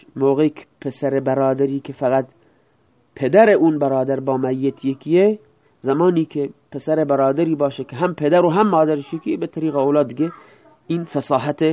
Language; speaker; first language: Persian; non-native, local second language; Baluchi